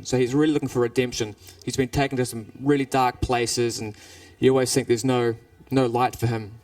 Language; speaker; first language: English; native; English